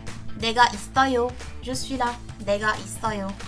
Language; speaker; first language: Korean; non-native, fluent; French